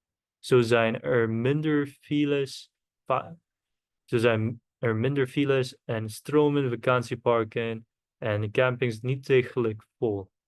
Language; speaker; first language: Dutch; non-native, learner; Korean